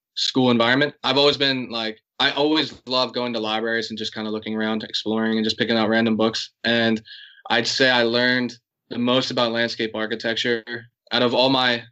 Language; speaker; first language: English; native; English